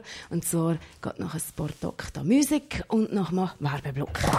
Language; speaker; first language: German; native; German